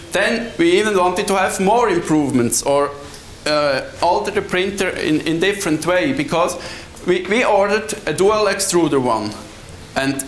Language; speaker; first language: English; non-native, fluent; Swiss German